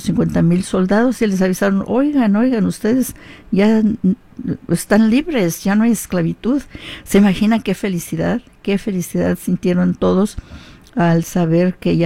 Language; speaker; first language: Spanish; early bilingual, heritage; Spanish